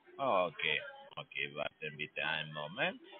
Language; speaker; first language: German; non-native, learner; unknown